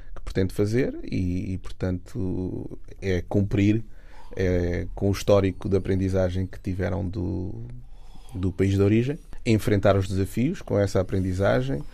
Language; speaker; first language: Portuguese; native; Portuguese